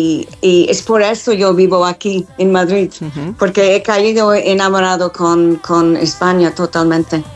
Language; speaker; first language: Spanish; non-native, fluent; English